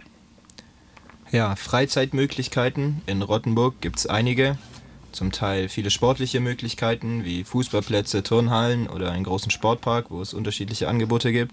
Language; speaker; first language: German; native; German